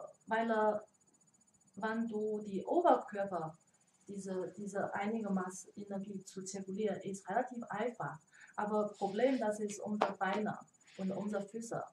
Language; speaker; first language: German; non-native, learner; Chinese